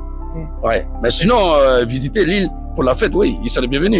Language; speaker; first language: French; native; French